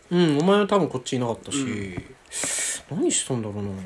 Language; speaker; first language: Japanese; native; Japanese